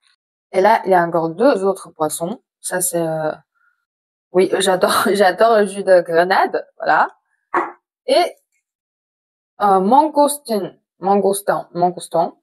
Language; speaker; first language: French; non-native, fluent; Chinese